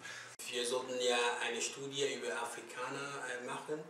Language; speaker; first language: German; non-native, learner; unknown